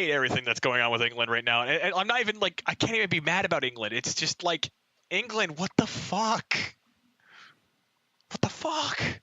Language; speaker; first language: English; native; English